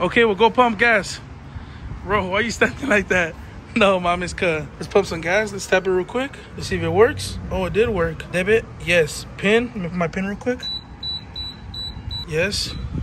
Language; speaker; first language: English; early bilingual, other home language; Spanish